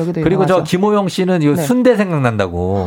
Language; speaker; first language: Korean; native; Korean